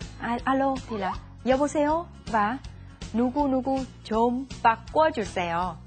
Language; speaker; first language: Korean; non-native, fluent; Vietnamese